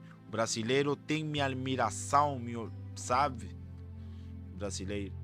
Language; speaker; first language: Portuguese; non-native, fluent; Spanish